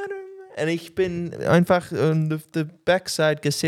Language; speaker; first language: German; non-native, learner; English